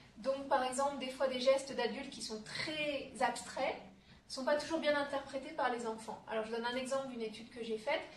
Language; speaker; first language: French; native; French